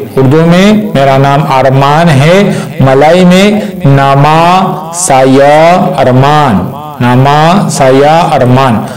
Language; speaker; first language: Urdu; non-native, local second language; Pashto